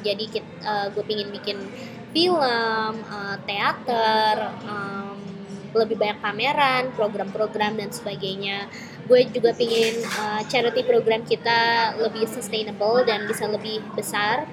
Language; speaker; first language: Indonesian; early bilingual, heritage; Indonesian